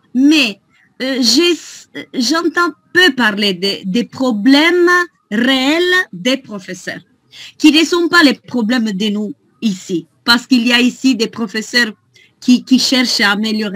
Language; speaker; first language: French; non-native, fluent; Italian